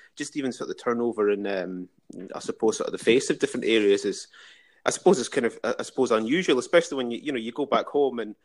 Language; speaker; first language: English; native; English